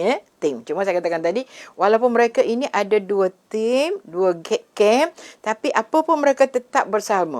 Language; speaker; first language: Malay; native; Malay